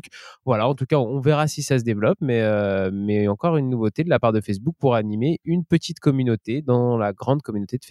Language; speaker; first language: French; native; French